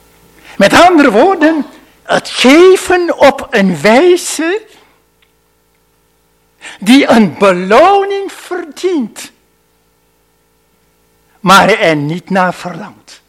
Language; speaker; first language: Dutch; non-native, fluent; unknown